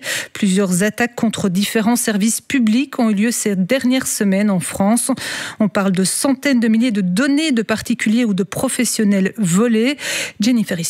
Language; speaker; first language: French; native; French